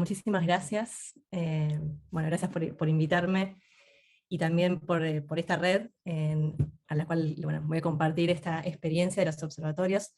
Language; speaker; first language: Spanish; native; Spanish